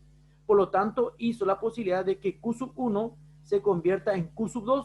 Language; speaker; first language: Spanish; native; Spanish